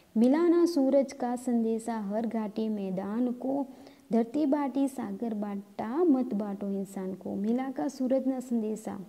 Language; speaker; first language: Hindi; non-native, local second language; Gamit